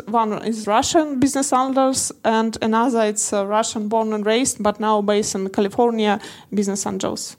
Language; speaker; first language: English; non-native, learner; Russian